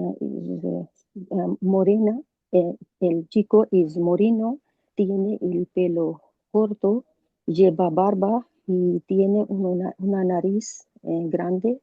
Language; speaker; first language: Spanish; non-native, learner; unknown